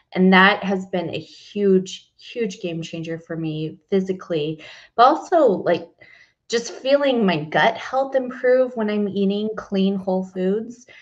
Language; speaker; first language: English; native; English